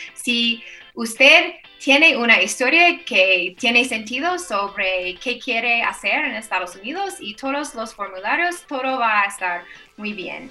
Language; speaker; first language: Spanish; non-native, fluent; English